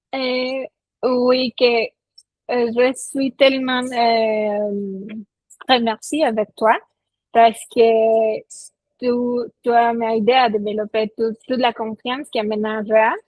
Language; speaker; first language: French; non-native, fluent; Spanish